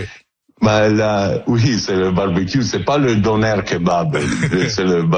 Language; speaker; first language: French; non-native, learner; Italian